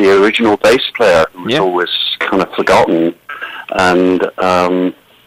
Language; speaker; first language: English; native; English